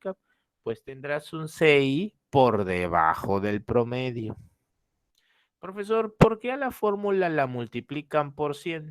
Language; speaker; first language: Spanish; native; Spanish